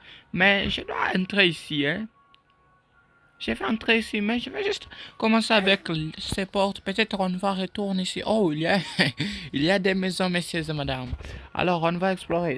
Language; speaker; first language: French; non-native, learner; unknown